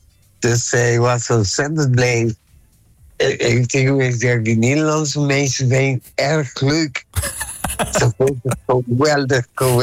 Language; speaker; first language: Dutch; non-native, local second language; Papiamento